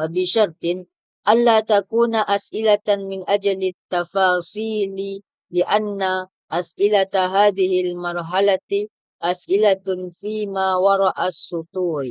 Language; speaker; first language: Arabic; non-native, learner; Indonesian